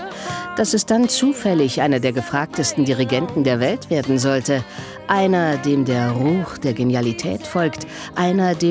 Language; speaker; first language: German; native; German